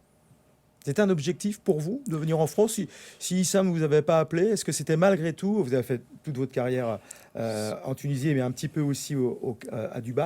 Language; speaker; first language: French; native; French